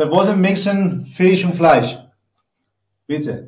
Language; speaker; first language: German; non-native, learner; Spanish